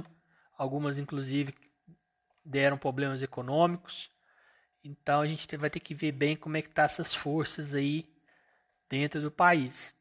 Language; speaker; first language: Portuguese; native; Portuguese